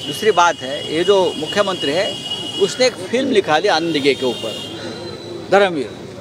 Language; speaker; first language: Hindi; non-native, local second language; Marathi